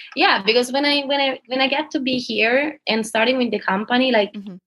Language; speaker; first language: English; non-native, fluent; Italian